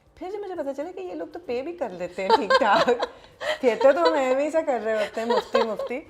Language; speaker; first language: Urdu; native; Urdu